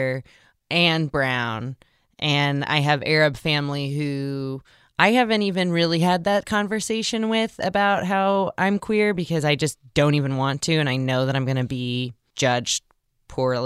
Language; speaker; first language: English; native; English